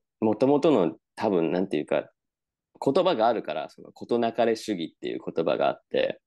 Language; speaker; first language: Japanese; native; Japanese